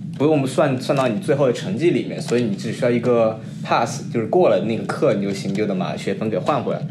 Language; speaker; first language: Chinese; native; Chinese